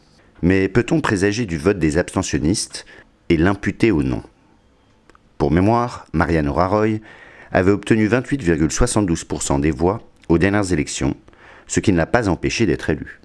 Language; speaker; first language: French; native; French